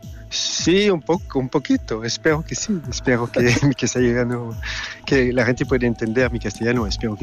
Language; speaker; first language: Spanish; non-native, learner; French